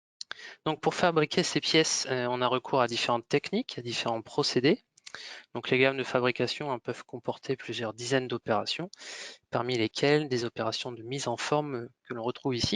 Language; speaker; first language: French; native; French